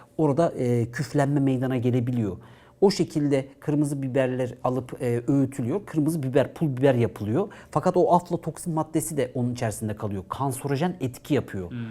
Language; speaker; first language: Turkish; native; Turkish